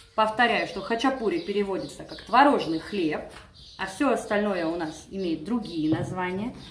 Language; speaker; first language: Russian; non-native, local second language; Georgian